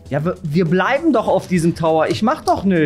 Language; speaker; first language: German; native; German